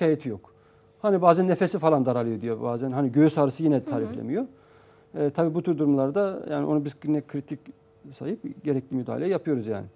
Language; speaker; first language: Turkish; native; Turkish